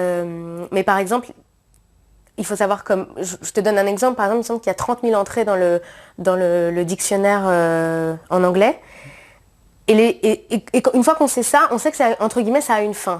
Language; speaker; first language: French; native; French